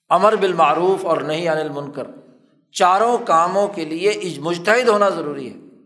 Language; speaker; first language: Urdu; non-native, local second language; Punjabi